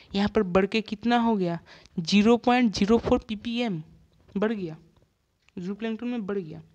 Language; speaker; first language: Hindi; non-native, local second language; Bangla